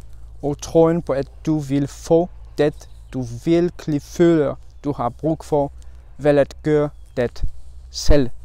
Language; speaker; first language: Danish; non-native, learner; Polish